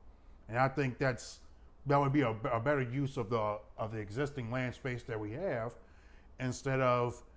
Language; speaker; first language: English; native; English